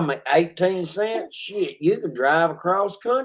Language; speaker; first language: English; native; English